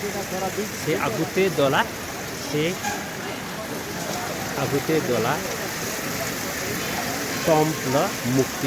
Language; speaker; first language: French; non-native, learner; Nepali